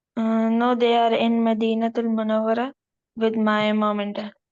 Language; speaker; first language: English; non-native, learner; Hindi